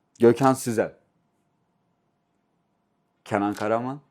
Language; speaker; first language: Turkish; native; Turkish